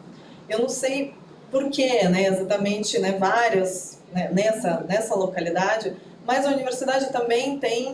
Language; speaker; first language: Portuguese; non-native, fluent; Russian